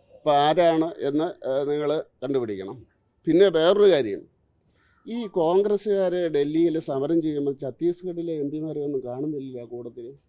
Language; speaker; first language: Malayalam; native; Malayalam